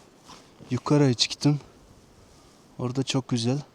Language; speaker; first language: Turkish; non-native, learner; Mongolian